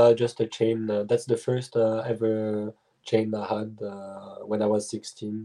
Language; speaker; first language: English; non-native, fluent; French